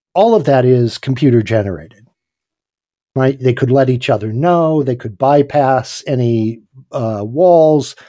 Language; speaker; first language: English; native; English